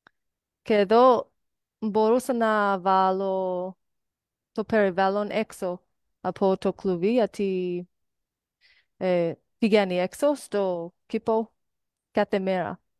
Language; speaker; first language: Greek; non-native, learner; English